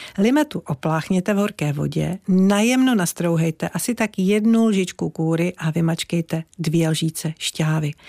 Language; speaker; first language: Czech; native; Czech